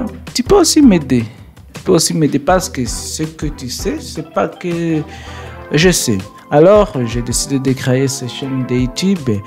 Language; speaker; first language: French; non-native, learner; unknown